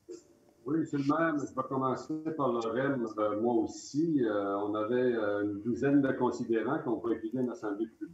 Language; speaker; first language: French; native; French